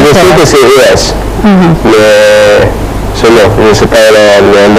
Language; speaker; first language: French; non-native, fluent; Arabic